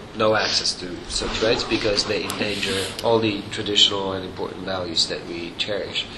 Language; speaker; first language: English; non-native, fluent; Slovak